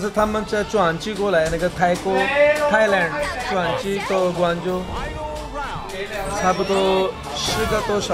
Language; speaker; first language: Chinese; non-native, learner; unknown